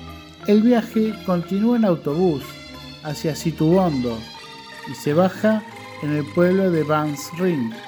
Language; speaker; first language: Spanish; non-native, fluent; Indonesian